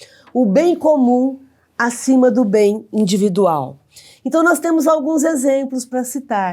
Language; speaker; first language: Portuguese; native; Portuguese